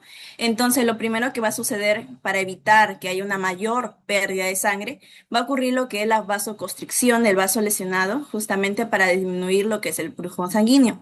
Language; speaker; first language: Spanish; native; Spanish